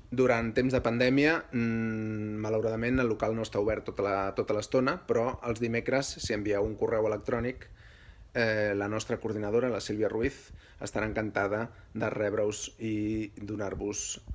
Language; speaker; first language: Catalan; non-native, local second language; Occitan